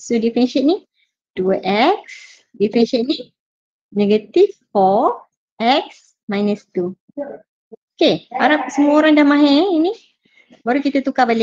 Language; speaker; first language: Malay; native; Malay